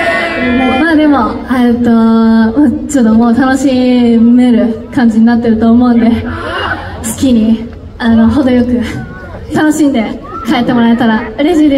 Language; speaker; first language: Japanese; native; Japanese